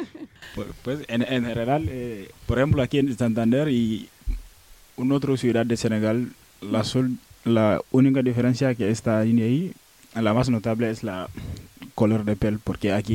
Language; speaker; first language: Spanish; non-native, learner; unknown